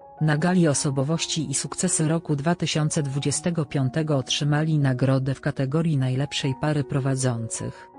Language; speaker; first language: Polish; native; Polish